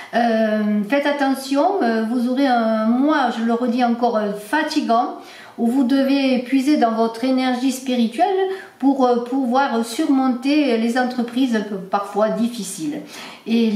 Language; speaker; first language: French; native; French